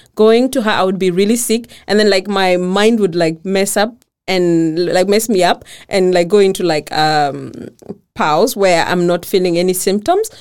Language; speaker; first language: English; non-native, local second language; Kikuyu